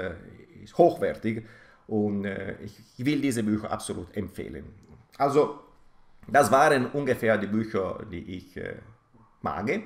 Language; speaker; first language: German; non-native, fluent; Italian